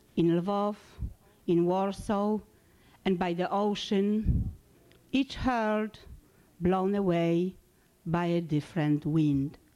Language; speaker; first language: English; non-native, fluent; Polish